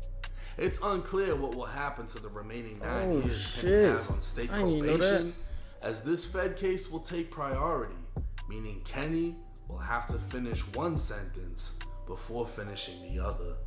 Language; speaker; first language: English; native; English